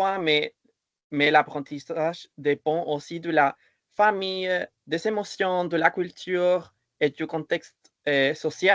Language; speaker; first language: French; non-native, fluent; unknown